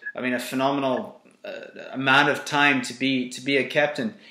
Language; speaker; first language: English; native; English